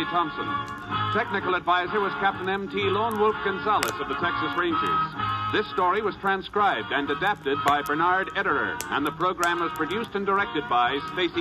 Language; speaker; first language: English; native; English